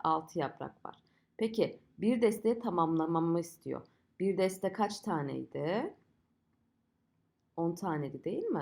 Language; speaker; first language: Turkish; native; Turkish